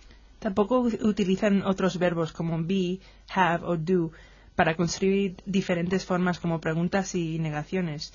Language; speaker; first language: Spanish; non-native, fluent; English